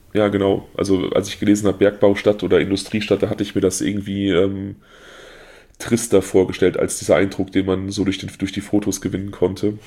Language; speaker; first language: German; native; German